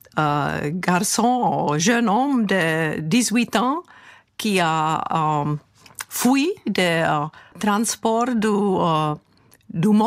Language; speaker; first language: French; non-native, fluent; Czech